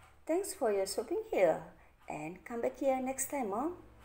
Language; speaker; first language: English; non-native, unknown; Indonesian